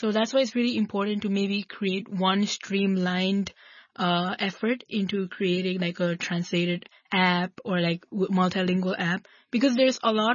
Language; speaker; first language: English; non-native, local second language; Nepali